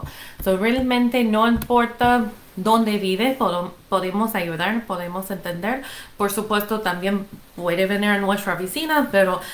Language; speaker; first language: Spanish; non-native, fluent; English